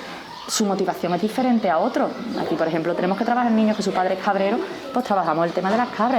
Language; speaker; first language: Spanish; native; Spanish